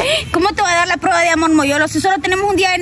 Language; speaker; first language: Spanish; native; Spanish